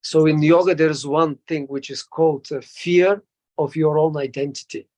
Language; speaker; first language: English; non-native, fluent; Bulgarian